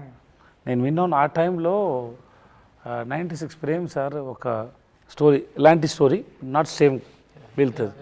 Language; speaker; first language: Telugu; non-native, learner; Tamil